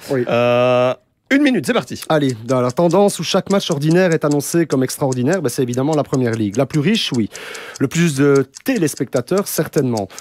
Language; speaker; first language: French; native; French